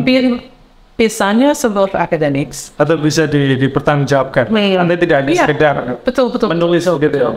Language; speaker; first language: Indonesian; non-native, learner; English